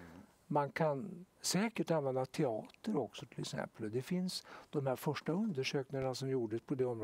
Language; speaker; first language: Swedish; native; Swedish